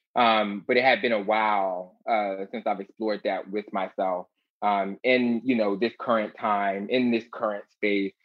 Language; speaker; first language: English; native; English